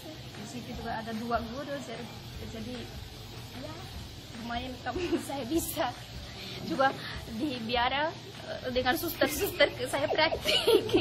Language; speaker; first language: Indonesian; non-native, learner; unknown